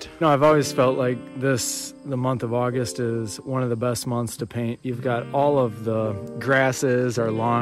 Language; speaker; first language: English; native; English